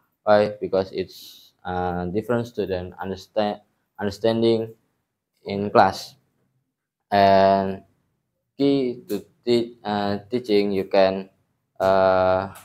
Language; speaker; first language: English; non-native, learner; Indonesian